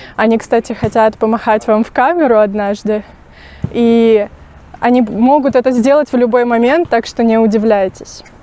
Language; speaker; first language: Russian; native; Russian